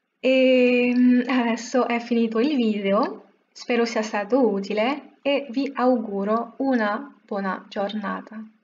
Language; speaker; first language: Italian; non-native, fluent; French